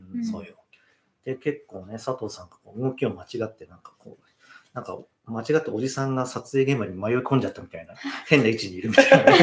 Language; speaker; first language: Japanese; native; Japanese